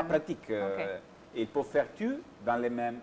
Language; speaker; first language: French; non-native, fluent; Italian